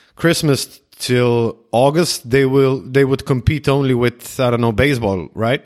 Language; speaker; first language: English; non-native, fluent; Slovenian